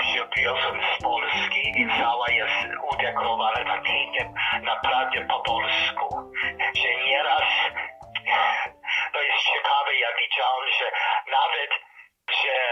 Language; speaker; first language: Polish; early bilingual, heritage; Polish